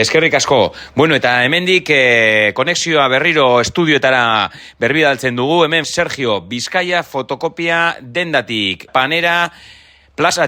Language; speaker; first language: Basque; native; Basque